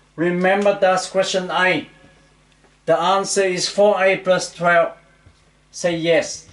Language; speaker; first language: English; non-native, learner; Vietnamese